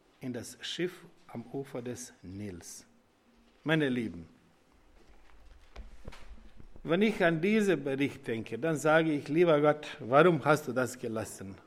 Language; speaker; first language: German; non-native, learner; Croatian